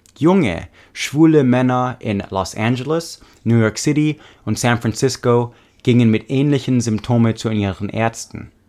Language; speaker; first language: German; non-native, fluent; English